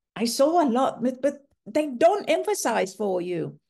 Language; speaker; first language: English; non-native, fluent; Thai